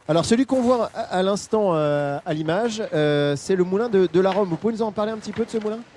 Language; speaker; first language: French; native; French